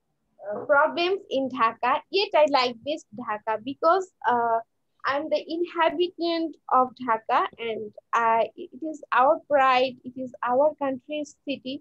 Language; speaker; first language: English; non-native, learner; Bangla